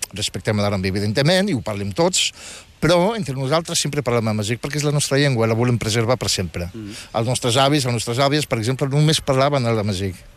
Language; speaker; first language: Catalan; non-native, fluent; Riffian